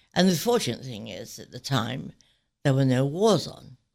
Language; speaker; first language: English; native; English